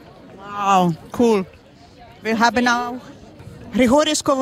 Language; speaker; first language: German; non-native, learner; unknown